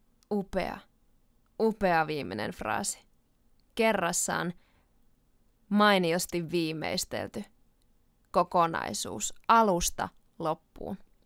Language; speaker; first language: Finnish; native; Finnish